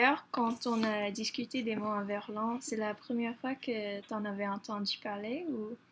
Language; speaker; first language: French; non-native, fluent; English